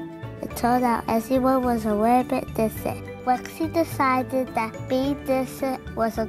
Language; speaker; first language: English; native; English